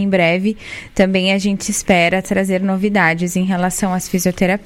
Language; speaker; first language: Portuguese; native; Portuguese